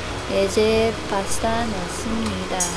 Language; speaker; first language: Korean; non-native, learner; Cebuano